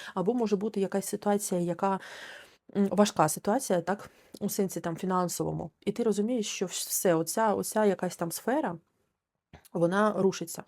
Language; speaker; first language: Ukrainian; non-native, local second language; Russian